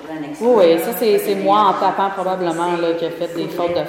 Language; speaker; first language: French; native; French